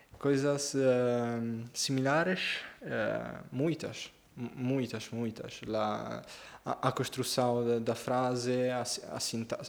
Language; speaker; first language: Portuguese; non-native, learner; Italian